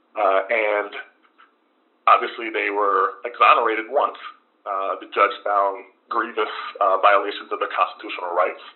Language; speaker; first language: English; native; English